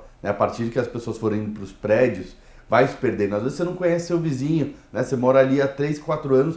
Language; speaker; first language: Portuguese; native; Portuguese